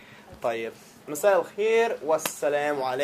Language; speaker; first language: Arabic; non-native, fluent; English